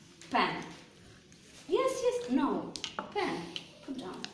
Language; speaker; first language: English; non-native, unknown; Ukrainian